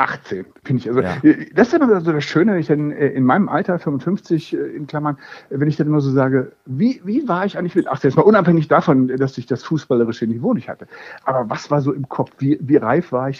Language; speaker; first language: German; native; German